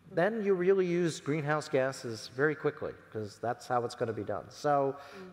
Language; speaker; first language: English; native; English